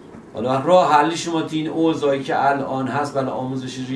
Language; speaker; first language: Persian; native; Persian